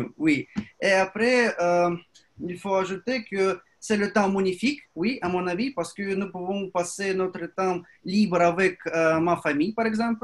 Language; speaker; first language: French; non-native, learner; Russian